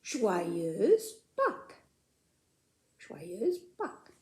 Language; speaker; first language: French; non-native, fluent; English